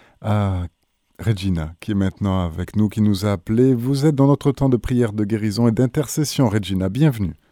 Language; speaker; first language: French; native; French